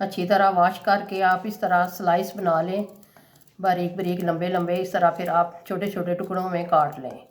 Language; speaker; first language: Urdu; non-native, local second language; Punjabi